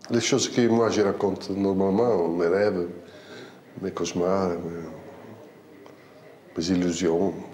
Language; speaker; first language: French; non-native, fluent; Italian